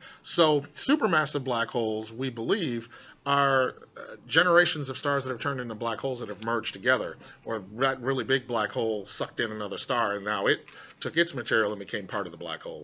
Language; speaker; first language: English; native; English